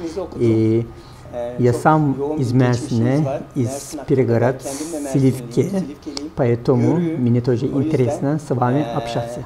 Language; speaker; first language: Russian; non-native, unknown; Turkish